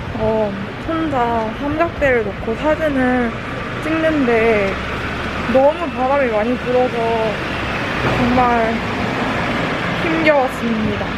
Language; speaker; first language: Korean; native; Korean